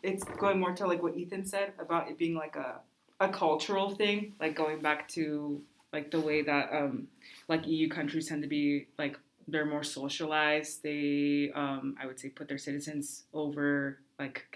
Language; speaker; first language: English; early bilingual, other home language; Spanish